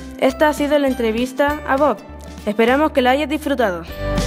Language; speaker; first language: Spanish; native; Spanish